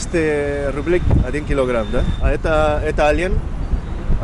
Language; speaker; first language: Russian; non-native, fluent; Spanish